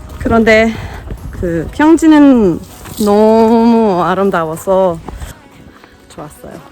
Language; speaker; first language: Korean; non-native, learner; German